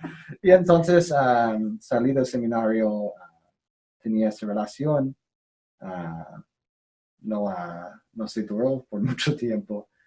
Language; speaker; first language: Spanish; non-native, learner; English